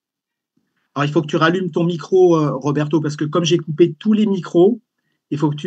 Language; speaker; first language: French; native; French